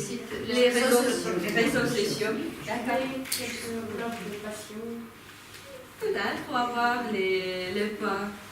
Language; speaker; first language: French; non-native, fluent; Ukrainian